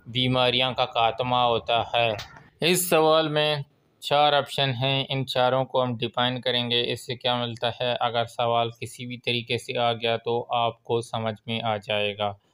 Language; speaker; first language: Urdu; non-native, local second language; Pashto